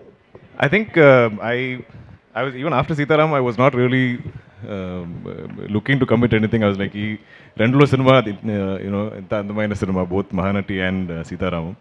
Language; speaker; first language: Telugu; non-native, learner; Malayalam